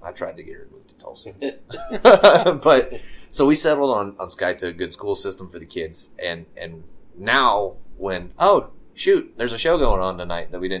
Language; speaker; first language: English; native; English